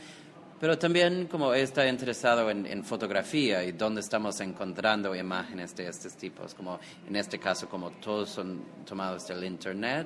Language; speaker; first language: Spanish; non-native, fluent; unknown